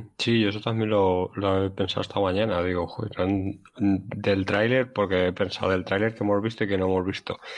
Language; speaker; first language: Spanish; native; Spanish